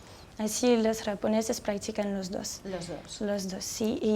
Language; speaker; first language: Spanish; non-native, fluent; French